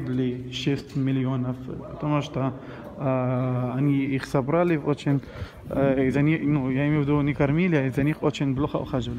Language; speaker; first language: Russian; non-native, learner; Arabic